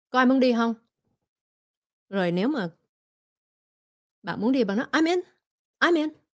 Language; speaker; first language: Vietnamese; early bilingual, heritage; Vietnamese